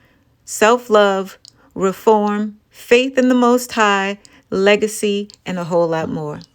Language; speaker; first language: English; native; English